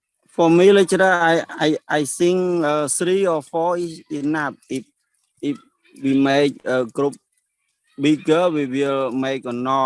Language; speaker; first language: English; non-native, learner; Khmer